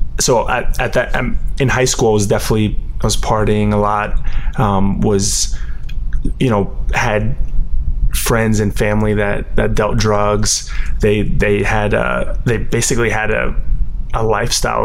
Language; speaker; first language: English; native; English